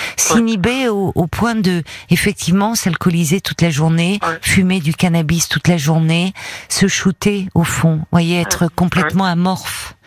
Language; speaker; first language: French; native; French